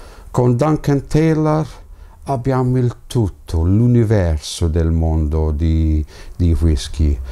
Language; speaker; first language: Italian; non-native, fluent; English